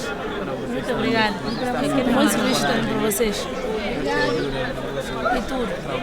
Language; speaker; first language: Portuguese; non-native, local second language; Upper Guinea Crioulo